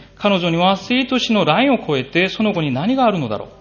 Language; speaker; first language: Japanese; non-native, fluent; Korean